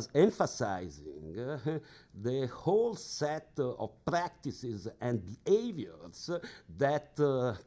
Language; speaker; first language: English; non-native, fluent; Italian